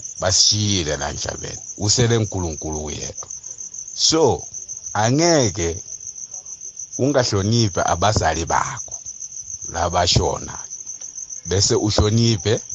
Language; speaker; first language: Zulu; non-native, fluent; Nyanja